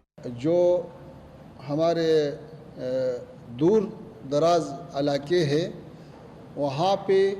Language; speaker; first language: Hindi; non-native, fluent; Pashto